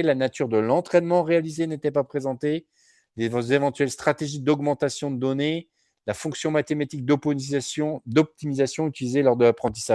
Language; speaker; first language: French; native; French